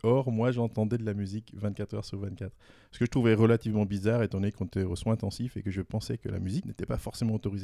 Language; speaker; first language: French; native; French